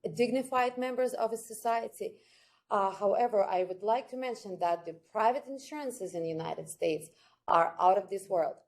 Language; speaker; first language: English; non-native, fluent; Ukrainian